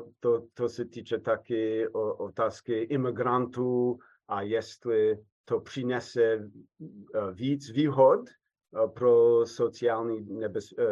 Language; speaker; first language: Czech; non-native, fluent; English